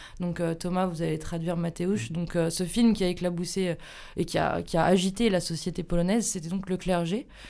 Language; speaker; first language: French; native; French